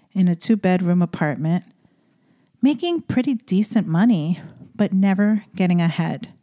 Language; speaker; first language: English; native; English